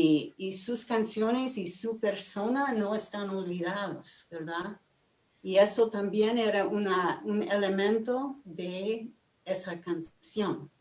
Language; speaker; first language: Spanish; non-native, fluent; English